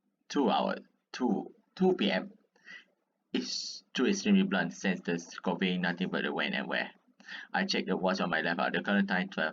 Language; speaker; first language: English; non-native, local second language; Malay